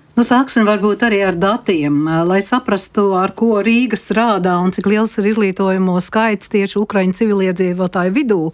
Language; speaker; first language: Latvian; native; Latvian